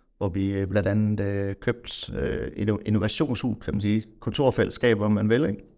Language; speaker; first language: Danish; native; Danish